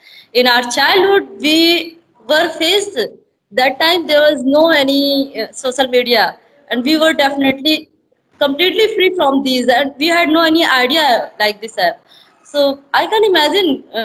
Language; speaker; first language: English; non-native, learner; Hindi